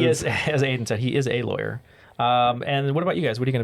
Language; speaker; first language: English; native; English